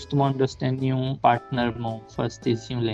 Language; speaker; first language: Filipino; non-native, learner; Punjabi